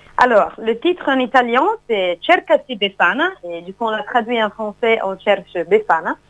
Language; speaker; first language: French; non-native, fluent; Italian